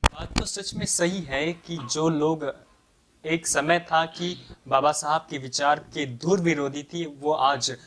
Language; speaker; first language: Hindi; non-native, local second language; Marathi